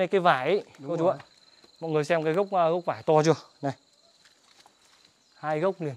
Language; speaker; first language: Vietnamese; native; Vietnamese